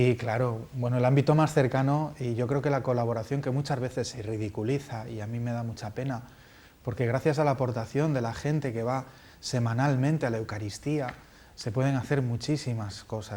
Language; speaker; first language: Spanish; native; Spanish